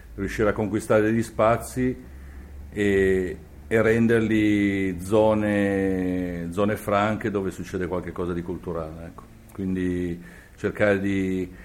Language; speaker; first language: Italian; native; Italian